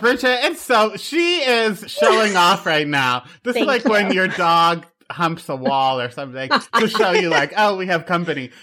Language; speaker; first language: English; native; English